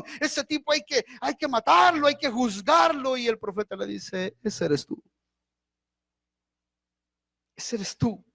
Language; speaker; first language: Spanish; native; Spanish